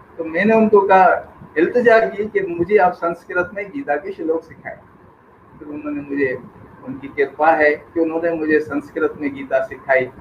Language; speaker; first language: Urdu; non-native, local second language; Sindhi